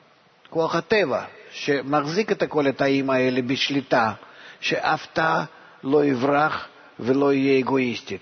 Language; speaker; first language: Hebrew; non-native, fluent; Russian